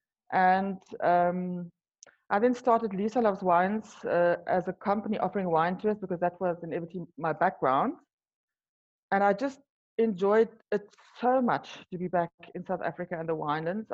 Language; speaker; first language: English; non-native, local second language; Afrikaans